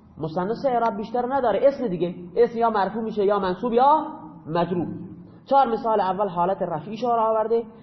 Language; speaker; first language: Persian; non-native, local second language; Baluchi